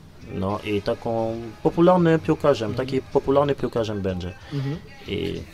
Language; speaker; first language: Polish; non-native, learner; Lingala